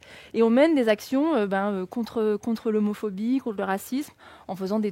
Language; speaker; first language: French; native; French